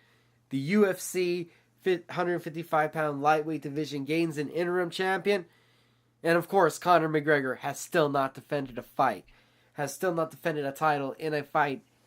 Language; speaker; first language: English; native; English